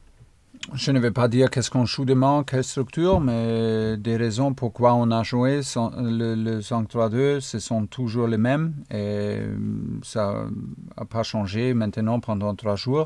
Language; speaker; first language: French; non-native, fluent; German